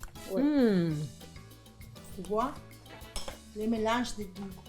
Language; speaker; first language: French; non-native, fluent; Spanish